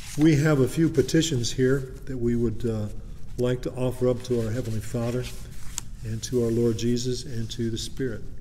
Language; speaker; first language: English; native; English